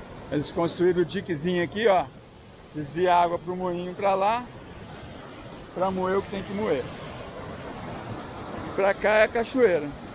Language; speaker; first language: Portuguese; native; Portuguese